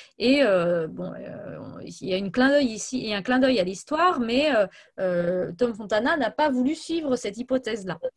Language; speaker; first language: French; non-native, fluent; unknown